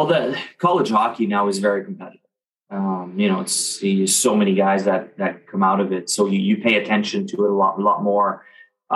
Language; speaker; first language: English; non-native, fluent; French